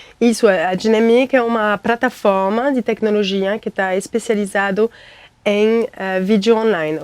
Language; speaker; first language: Portuguese; non-native, fluent; French